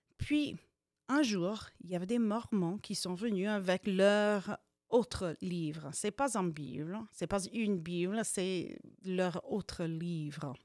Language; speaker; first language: French; non-native, fluent; English